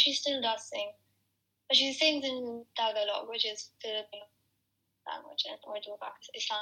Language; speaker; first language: English; non-native, local second language; Urdu